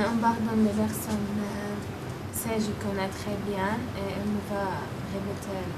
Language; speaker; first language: French; non-native, learner; Arabic